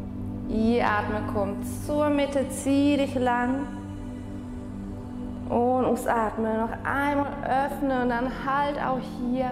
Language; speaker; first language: German; non-native, fluent; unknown